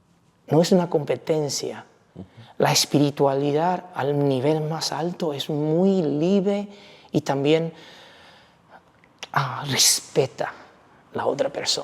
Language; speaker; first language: Spanish; non-native, fluent; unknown